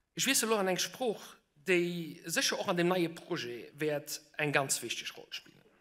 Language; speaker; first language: Luxembourgish; non-native, fluent; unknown